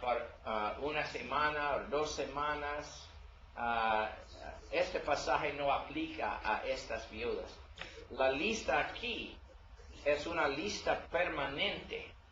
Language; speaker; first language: Spanish; non-native, learner; English